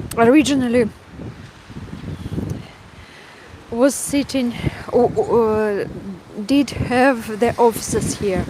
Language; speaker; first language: English; non-native, fluent; Russian